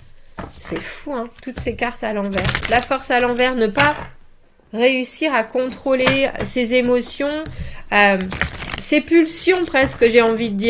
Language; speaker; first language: French; native; French